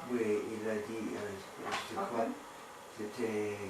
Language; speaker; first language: French; non-native, learner; English